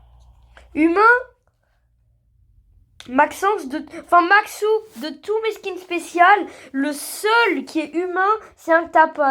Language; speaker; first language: French; native; French